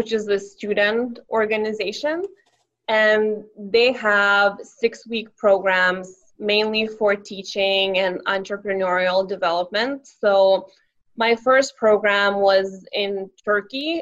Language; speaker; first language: English; non-native, fluent; Lithuanian